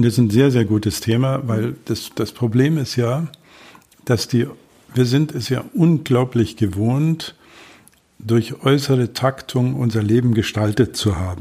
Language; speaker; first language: German; native; German